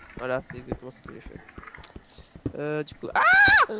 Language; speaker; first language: French; native; French